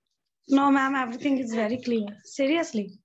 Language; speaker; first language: English; non-native, local second language; Hindi